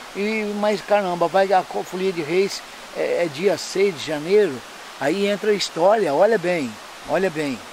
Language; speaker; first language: Portuguese; native; Portuguese